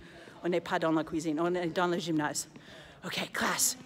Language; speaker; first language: French; non-native, fluent; English